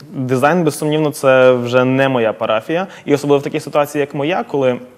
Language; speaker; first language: Ukrainian; native; Ukrainian